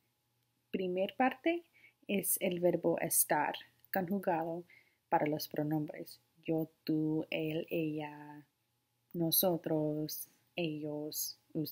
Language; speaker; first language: Spanish; non-native, fluent; English